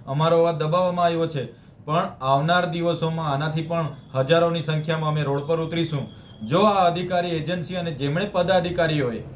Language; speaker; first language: Gujarati; non-native, local second language; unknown